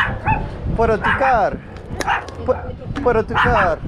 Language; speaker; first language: Spanish; non-native, learner; English